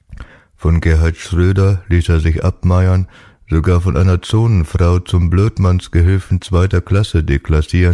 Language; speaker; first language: German; native; German